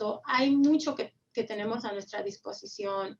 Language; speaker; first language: Spanish; early bilingual, heritage; Spanish